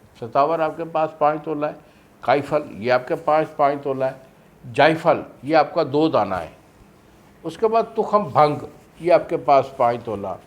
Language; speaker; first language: Urdu; non-native, local second language; Punjabi